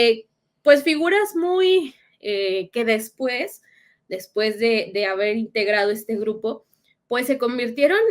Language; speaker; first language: Spanish; native; Spanish